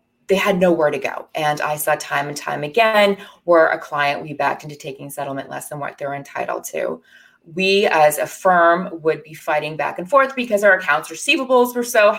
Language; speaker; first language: English; native; English